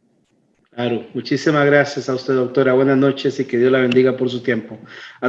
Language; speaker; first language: Spanish; native; Spanish